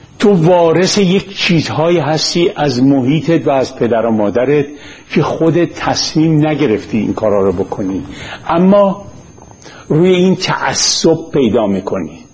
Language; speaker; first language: Persian; native; Persian